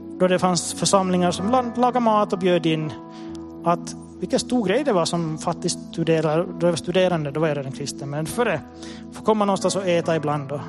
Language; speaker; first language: Swedish; native; Swedish